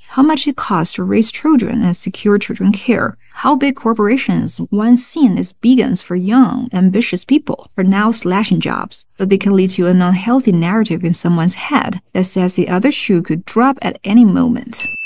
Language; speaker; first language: English; non-native, fluent; Chinese